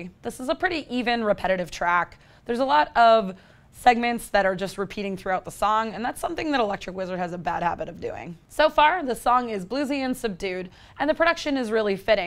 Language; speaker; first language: English; native; English